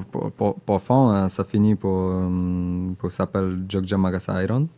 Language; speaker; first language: French; non-native, learner; Indonesian